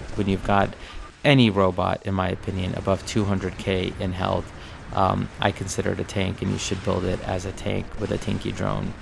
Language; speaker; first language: English; native; English